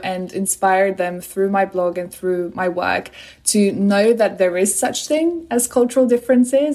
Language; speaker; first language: English; non-native, fluent; Polish